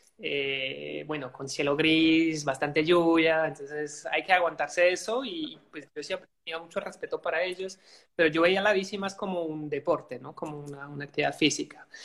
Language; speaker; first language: Spanish; non-native, fluent; French